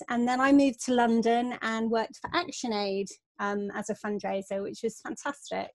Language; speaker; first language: English; native; English